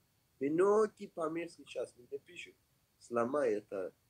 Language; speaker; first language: Russian; non-native, learner; Persian